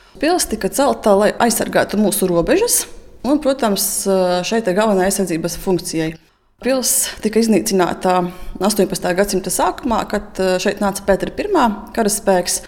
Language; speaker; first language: Latvian; native; Latvian